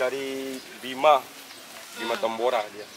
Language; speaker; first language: Indonesian; native; Indonesian